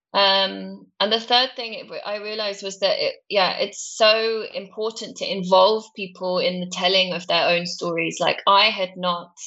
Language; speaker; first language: English; native; English